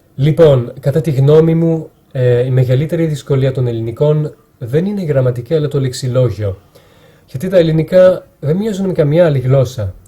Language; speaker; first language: Greek; non-native, fluent; French